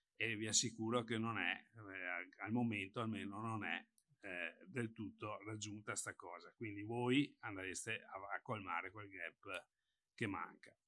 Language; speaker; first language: Italian; native; Italian